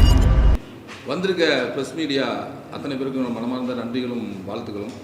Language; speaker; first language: Tamil; native; Tamil